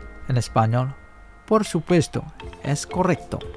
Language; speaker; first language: Spanish; non-native, fluent; Indonesian